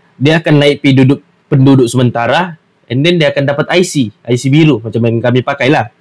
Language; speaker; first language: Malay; native; Malay